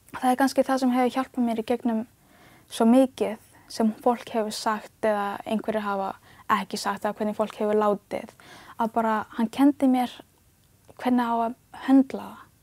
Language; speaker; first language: Icelandic; early bilingual, other home language; Ganda